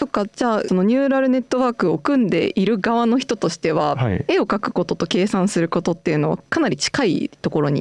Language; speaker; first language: Japanese; native; Japanese